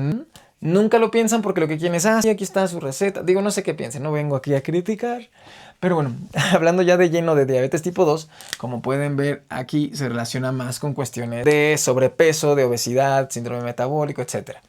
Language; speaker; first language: Spanish; native; Spanish